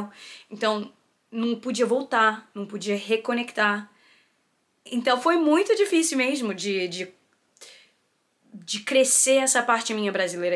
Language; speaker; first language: Portuguese; early bilingual, heritage; Portuguese